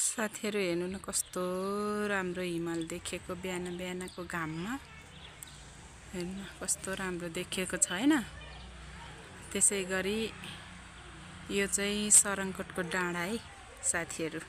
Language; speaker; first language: Nepali; native; Nepali